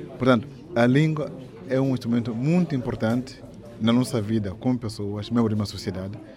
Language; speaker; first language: Portuguese; non-native, local second language; Yao